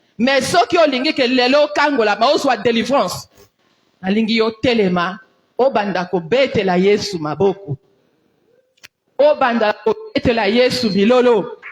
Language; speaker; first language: Lingala; native; Lingala